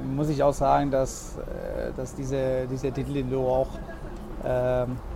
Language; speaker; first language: German; non-native, fluent; Spanish